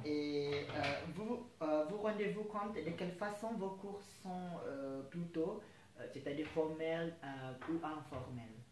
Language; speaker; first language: French; non-native, fluent; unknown